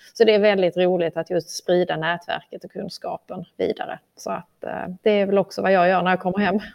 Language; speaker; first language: Swedish; native; Swedish